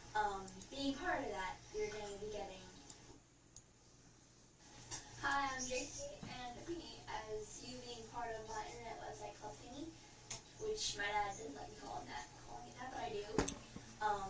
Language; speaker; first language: English; native; English